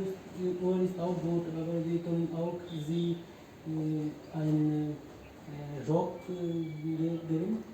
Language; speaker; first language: German; non-native, learner; Hindi